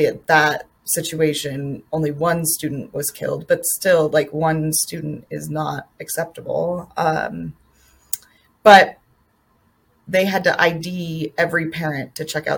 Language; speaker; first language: English; native; English